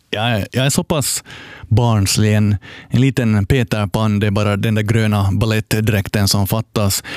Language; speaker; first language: Swedish; native; Swedish